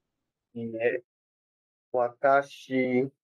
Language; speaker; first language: Japanese; non-native, learner; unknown